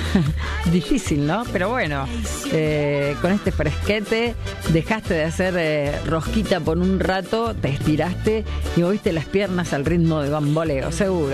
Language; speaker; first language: Spanish; native; Spanish